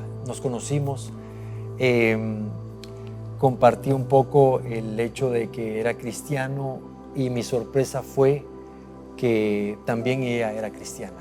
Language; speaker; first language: Spanish; native; Spanish